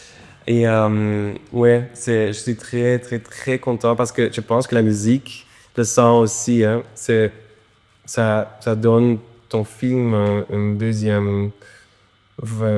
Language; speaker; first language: French; non-native, local second language; Dutch